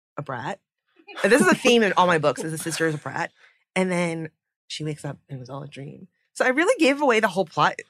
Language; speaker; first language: English; native; English